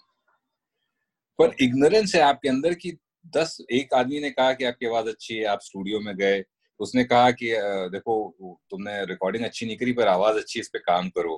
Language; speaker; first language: English; non-native, local second language; Hindi